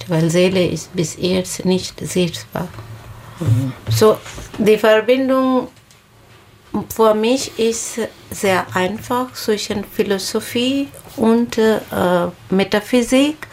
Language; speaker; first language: German; non-native, learner; Bangla